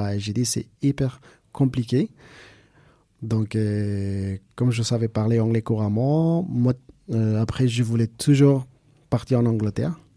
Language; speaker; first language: French; non-native, fluent; Persian